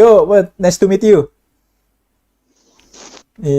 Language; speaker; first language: English; non-native, learner; Indonesian